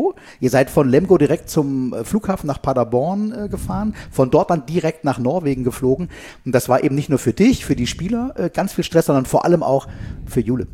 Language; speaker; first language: German; native; German